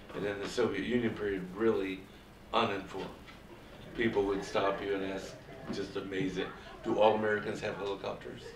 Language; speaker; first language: English; native; English